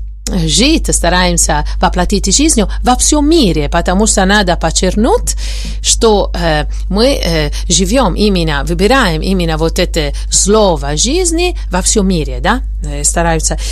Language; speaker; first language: Russian; non-native, fluent; Italian